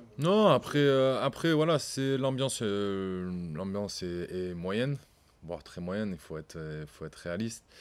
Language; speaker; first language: French; native; French